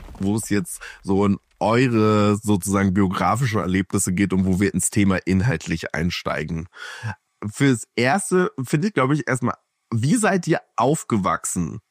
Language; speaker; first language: German; native; German